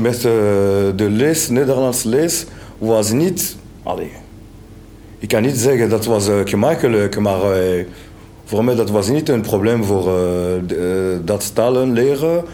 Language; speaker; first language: Dutch; non-native, learner; French